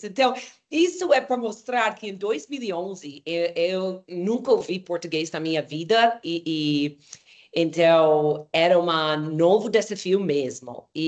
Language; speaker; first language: Portuguese; non-native, fluent; English